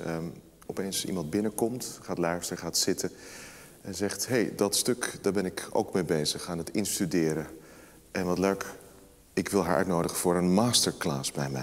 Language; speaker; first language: Dutch; native; Dutch